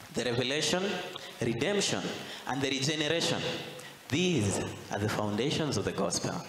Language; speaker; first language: English; non-native, local second language; Swahili